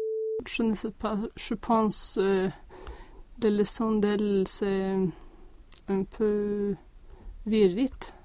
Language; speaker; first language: French; non-native, learner; Swedish